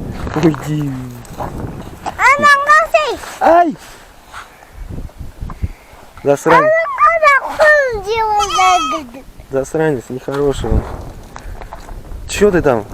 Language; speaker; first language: Russian; native; Russian